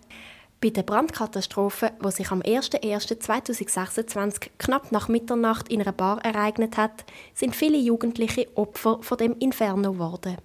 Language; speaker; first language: German; native; German